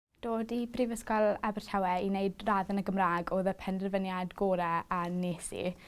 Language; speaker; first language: Welsh; non-native, fluent; English